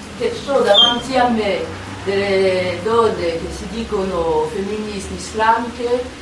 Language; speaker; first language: Italian; non-native, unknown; French